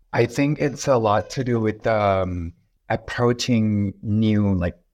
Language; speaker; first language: English; non-native, fluent; Thai